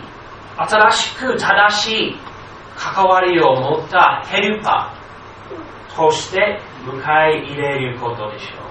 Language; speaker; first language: Japanese; non-native, fluent; English